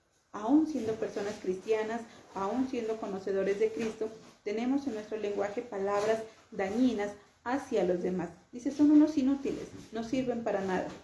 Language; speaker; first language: Spanish; native; Spanish